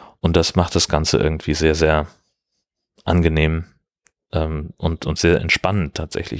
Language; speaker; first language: German; native; German